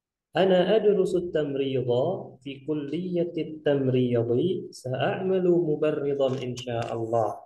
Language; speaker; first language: Arabic; non-native, fluent; Indonesian